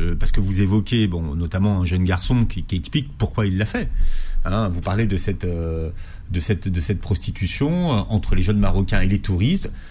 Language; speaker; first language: French; native; French